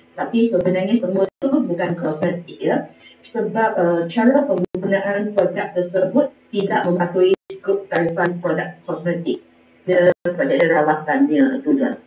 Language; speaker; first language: Malay; non-native, local second language; Chinese